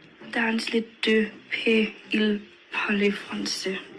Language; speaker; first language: French; non-native, learner; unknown